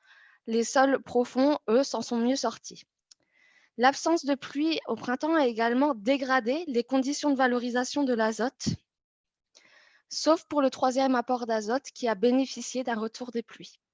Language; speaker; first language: French; native; French